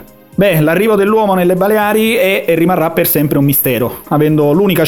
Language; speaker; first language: Italian; native; Italian